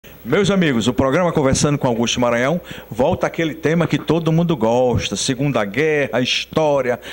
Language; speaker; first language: Portuguese; native; Portuguese